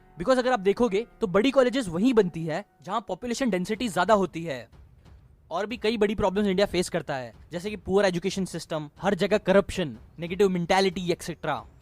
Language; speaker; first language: Hindi; native; Hindi